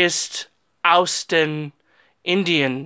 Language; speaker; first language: German; non-native, learner; English